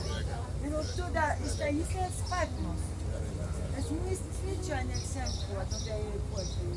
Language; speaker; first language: Spanish; non-native, learner; Greek